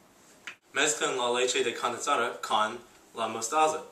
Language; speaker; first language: Spanish; non-native, learner; English